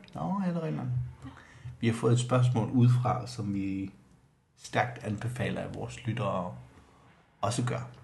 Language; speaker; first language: Danish; non-native, local second language; Kalaallisut